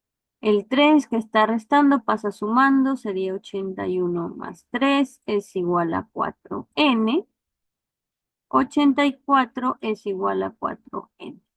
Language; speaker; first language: Spanish; native; Spanish